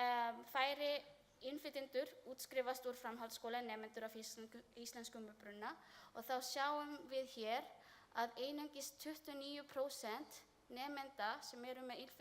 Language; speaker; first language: Icelandic; non-native, learner; Filipino